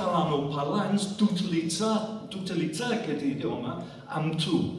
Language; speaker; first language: Catalan; non-native, fluent; English